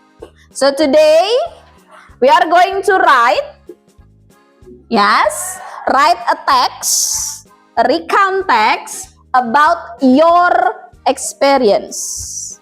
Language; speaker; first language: English; non-native, fluent; Indonesian